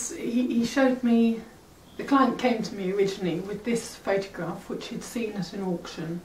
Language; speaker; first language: English; native; English